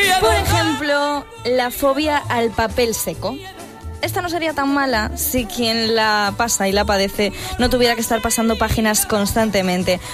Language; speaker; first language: Spanish; native; Spanish